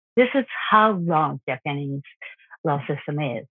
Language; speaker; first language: English; non-native, fluent; Japanese